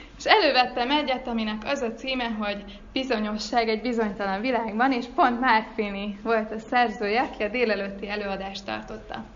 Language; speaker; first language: Hungarian; native; Hungarian